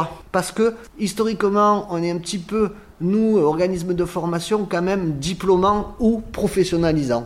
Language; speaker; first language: French; native; French